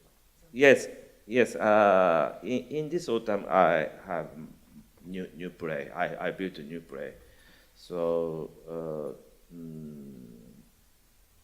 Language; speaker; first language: English; non-native, learner; Japanese